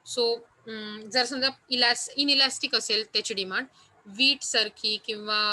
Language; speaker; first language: Hindi; non-native, local second language; Marathi